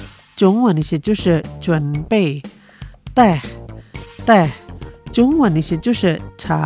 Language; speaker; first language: Chinese; non-native, fluent; Indonesian